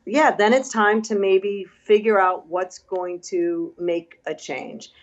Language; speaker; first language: English; native; English